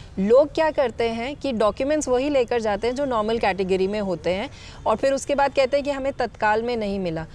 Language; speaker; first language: Hindi; native; Hindi